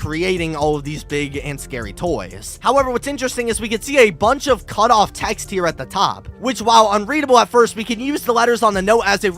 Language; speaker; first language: English; native; English